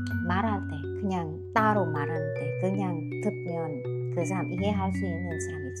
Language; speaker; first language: Korean; non-native, learner; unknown